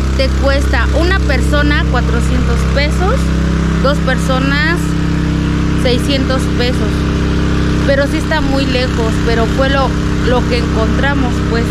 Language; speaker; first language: Spanish; native; Spanish